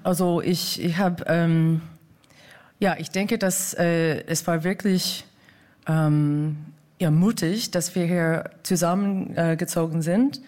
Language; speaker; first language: German; non-native, learner; English